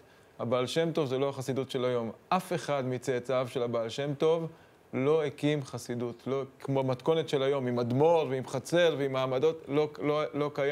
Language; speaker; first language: Hebrew; native; Hebrew